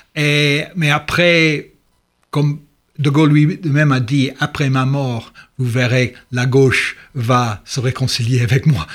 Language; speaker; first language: French; non-native, fluent; English